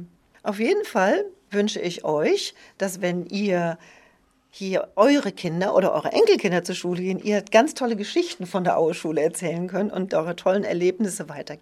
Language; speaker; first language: German; native; German